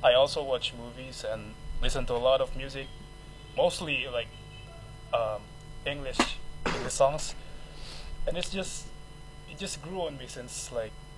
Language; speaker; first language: English; non-native, fluent; Indonesian